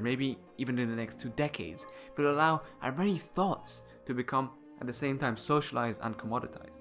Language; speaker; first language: English; non-native, fluent; Persian